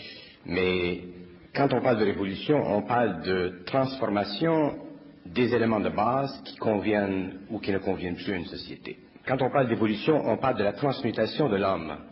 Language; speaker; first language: French; native; French